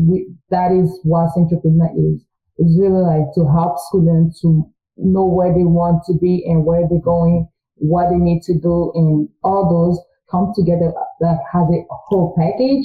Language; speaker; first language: English; early bilingual, other home language; French